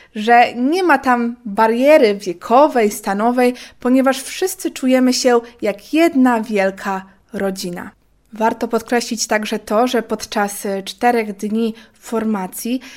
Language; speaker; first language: Polish; native; Polish